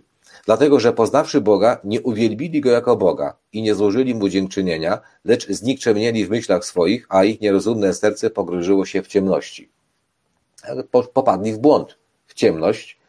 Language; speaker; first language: Polish; native; Polish